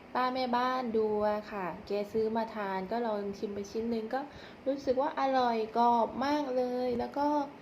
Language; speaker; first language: Thai; native; Thai